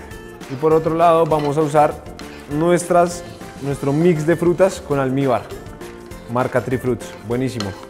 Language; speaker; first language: Spanish; native; Spanish